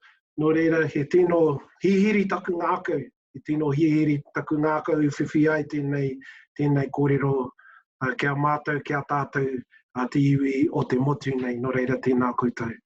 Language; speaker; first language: Māori; non-native, local second language; English